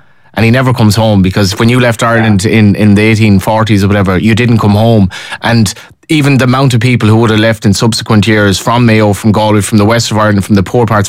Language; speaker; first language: English; native; English